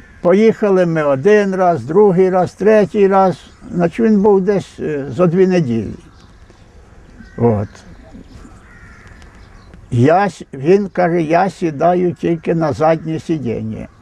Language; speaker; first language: Ukrainian; native; Ukrainian